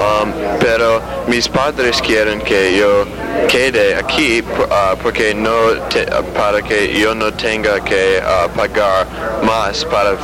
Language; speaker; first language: Spanish; non-native, learner; English